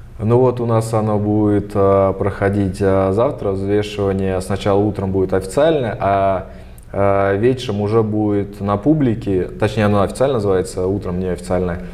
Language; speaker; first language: Russian; early bilingual, other home language; Armenian